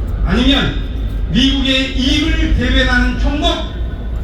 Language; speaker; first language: Korean; native; Korean